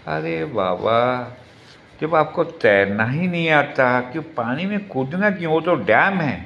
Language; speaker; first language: Hindi; non-native, local second language; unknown